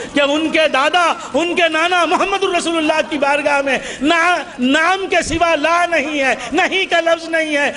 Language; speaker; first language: Urdu; native; Urdu